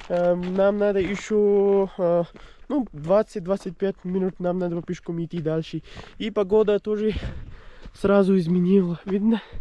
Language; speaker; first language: Russian; non-native, learner; Urdu